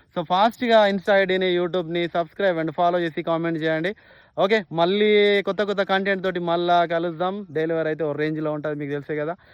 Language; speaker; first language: Telugu; native; Telugu